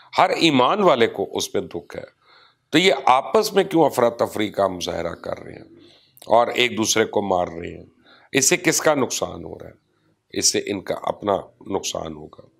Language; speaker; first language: Urdu; non-native, local second language; Punjabi